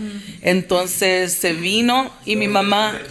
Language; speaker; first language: Spanish; early bilingual, heritage; Spanish